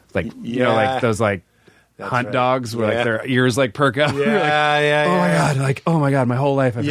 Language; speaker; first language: English; native; English